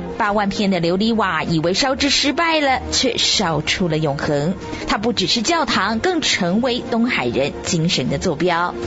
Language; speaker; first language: Chinese; native; Chinese